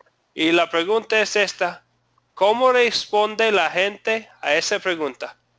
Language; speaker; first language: Spanish; non-native, fluent; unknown